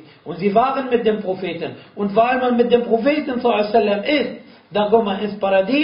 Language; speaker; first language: German; non-native, fluent; Arabic